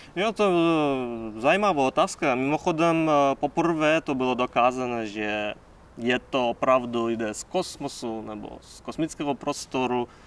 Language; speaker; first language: Czech; non-native, fluent; Kazakh